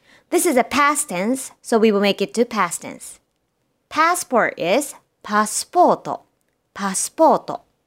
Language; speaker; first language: English; non-native, fluent; Japanese